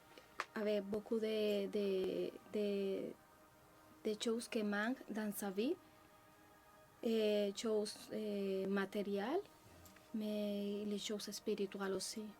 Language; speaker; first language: French; non-native, learner; Spanish